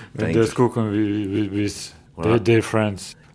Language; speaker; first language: English; non-native, learner; Georgian